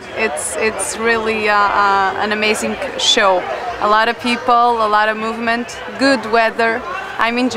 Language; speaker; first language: English; non-native, fluent; Portuguese